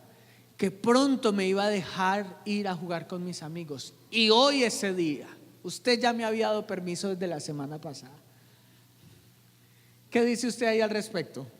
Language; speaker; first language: Spanish; native; Spanish